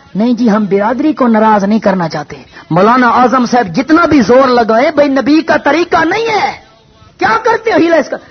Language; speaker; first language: Urdu; non-native, local second language; Punjabi